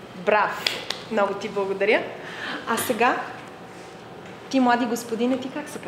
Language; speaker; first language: Bulgarian; native; Bulgarian